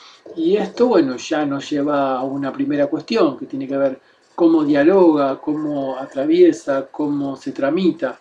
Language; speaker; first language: Spanish; native; Spanish